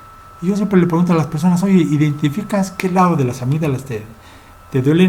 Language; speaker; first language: Spanish; native; Spanish